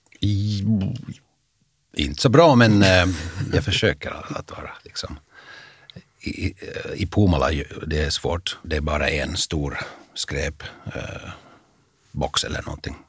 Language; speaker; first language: Swedish; non-native, fluent; Finnish